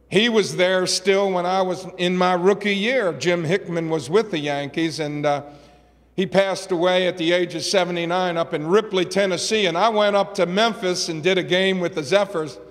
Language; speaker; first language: English; native; English